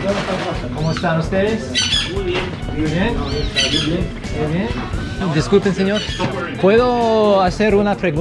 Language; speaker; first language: Spanish; non-native, learner; English